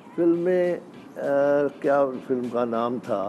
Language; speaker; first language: Urdu; native; Urdu